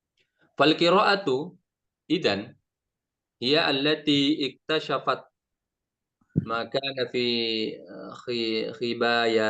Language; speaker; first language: Arabic; non-native, learner; Indonesian